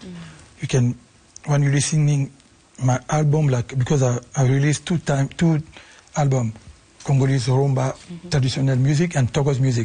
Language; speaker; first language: English; non-native, learner; Lingala